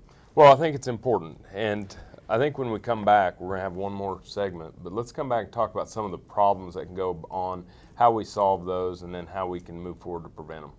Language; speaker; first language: English; native; English